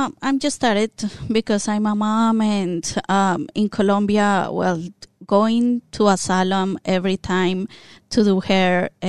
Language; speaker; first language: English; non-native, fluent; Spanish